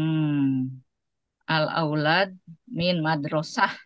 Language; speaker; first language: Arabic; non-native, learner; Indonesian